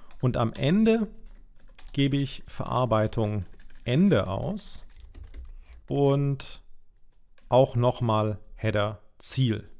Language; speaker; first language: German; native; German